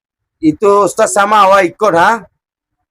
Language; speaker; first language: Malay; non-native, fluent; Bangla